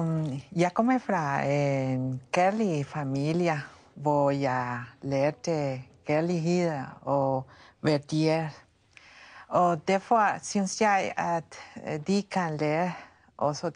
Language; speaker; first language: Danish; non-native, learner; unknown